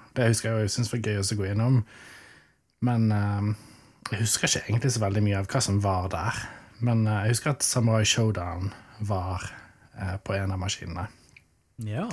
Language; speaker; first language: Norwegian; native; Norwegian